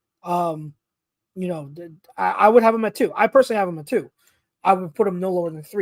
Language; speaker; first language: English; native; English